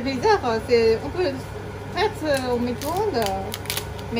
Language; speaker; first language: French; non-native, learner; Japanese